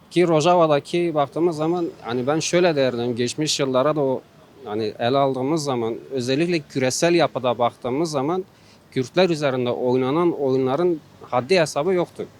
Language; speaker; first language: Turkish; non-native, local second language; Kurdish